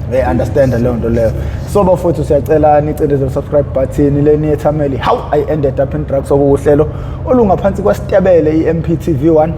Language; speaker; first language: Zulu; native; Zulu